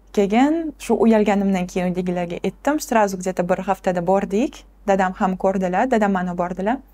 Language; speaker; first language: Uzbek; non-native, local second language; Russian